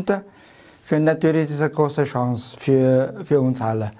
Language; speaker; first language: German; non-native, learner; Chinese